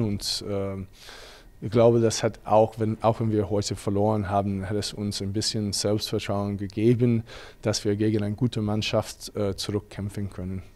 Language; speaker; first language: German; non-native, fluent; English